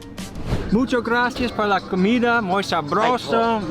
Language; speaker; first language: Spanish; non-native, learner; English